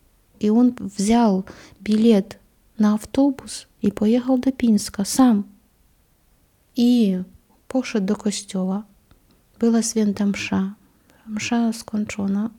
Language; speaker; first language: Polish; non-native, learner; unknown